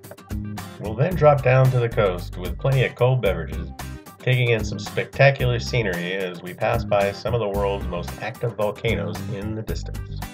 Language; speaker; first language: English; native; English